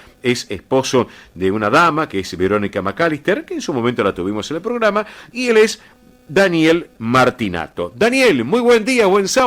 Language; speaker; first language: Spanish; native; Spanish